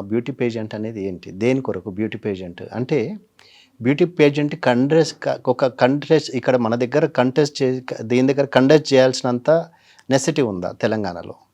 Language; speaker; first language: Telugu; native; Telugu